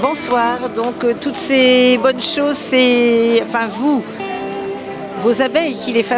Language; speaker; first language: French; native; French